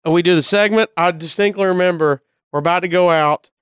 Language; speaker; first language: English; native; English